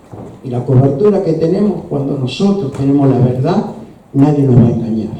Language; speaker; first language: Spanish; native; Spanish